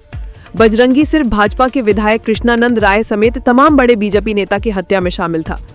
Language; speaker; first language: Hindi; native; Hindi